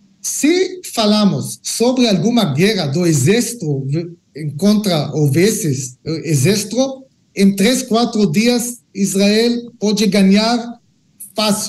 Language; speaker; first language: Portuguese; non-native, learner; Hebrew